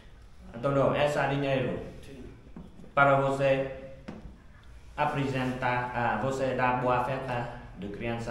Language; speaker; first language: Portuguese; non-native, learner; Vietnamese